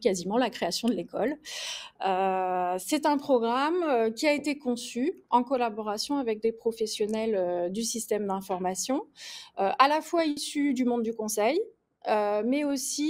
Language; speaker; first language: French; native; French